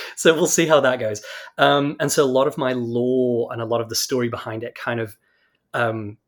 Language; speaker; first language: English; native; English